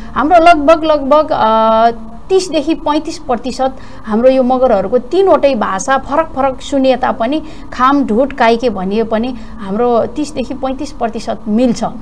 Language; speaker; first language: Nepali; non-native, local second language; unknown